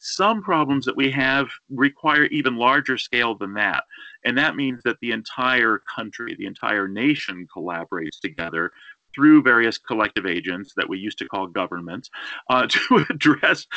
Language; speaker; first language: English; native; English